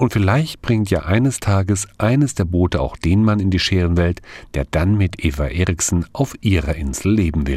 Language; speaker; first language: German; native; German